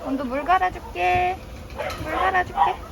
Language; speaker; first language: Korean; native; Korean